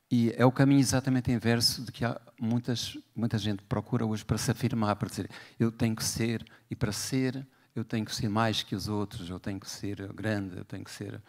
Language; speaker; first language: Portuguese; native; Portuguese